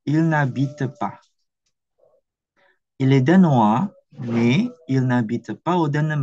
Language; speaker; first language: French; non-native, fluent; Indonesian